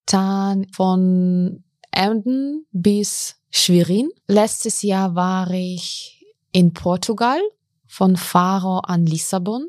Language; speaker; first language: German; non-native, fluent; Ukrainian